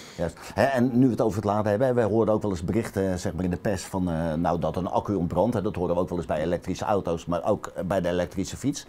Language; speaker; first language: Dutch; native; Dutch